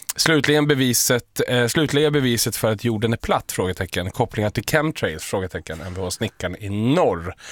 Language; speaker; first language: Swedish; native; Swedish